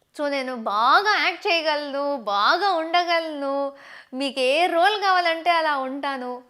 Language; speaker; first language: Telugu; non-native, local second language; Tamil